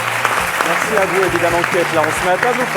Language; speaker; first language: French; native; French